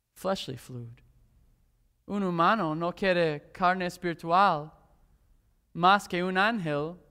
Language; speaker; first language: Spanish; non-native, fluent; English